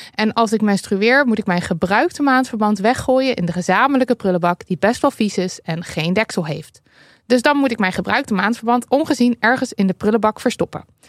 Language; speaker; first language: Dutch; native; Dutch